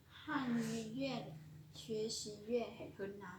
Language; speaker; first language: Chinese; non-native, learner; Lao